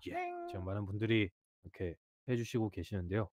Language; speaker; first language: Korean; native; Korean